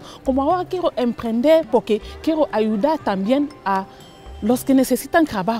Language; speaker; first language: Spanish; non-native, fluent; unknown